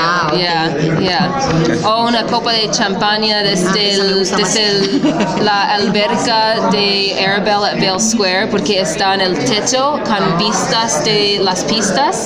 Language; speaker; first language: Spanish; non-native, fluent; English